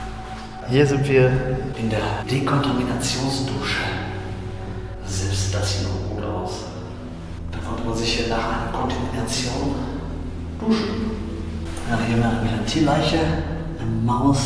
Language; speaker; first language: German; native; German